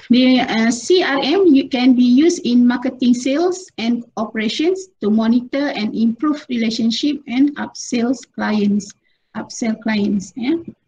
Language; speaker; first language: English; non-native, local second language; Malay